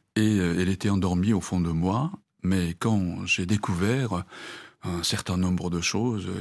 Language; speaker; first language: French; non-native, fluent; Japanese